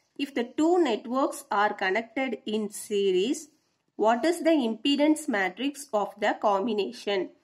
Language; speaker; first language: English; non-native, local second language; Tamil